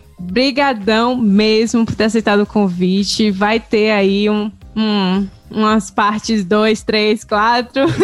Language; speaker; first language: Portuguese; native; Portuguese